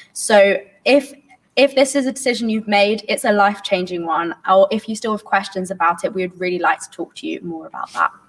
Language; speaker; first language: English; native; English